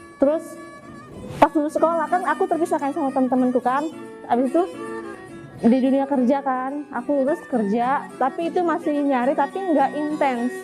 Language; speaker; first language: Indonesian; native; Indonesian